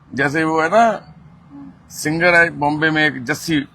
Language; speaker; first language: Hindi; non-native, local second language; Punjabi